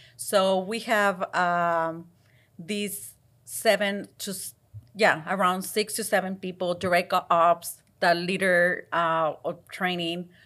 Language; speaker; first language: English; non-native, fluent; Spanish